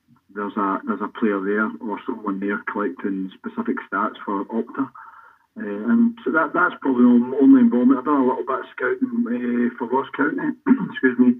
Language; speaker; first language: English; native; English